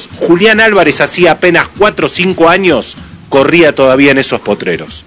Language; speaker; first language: Spanish; native; Spanish